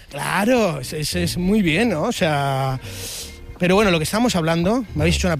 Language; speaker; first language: Spanish; native; Spanish